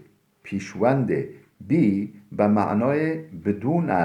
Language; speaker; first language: Persian; non-native, fluent; Turkish